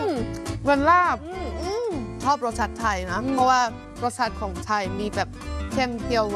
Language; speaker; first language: Thai; non-native, fluent; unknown